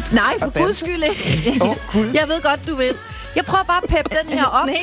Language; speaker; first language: Danish; native; Danish